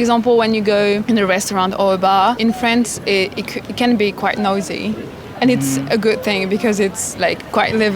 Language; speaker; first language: English; non-native, fluent; French